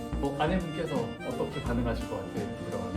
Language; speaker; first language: Korean; native; Korean